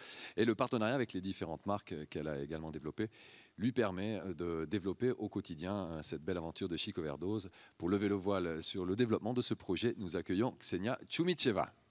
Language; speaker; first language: French; native; French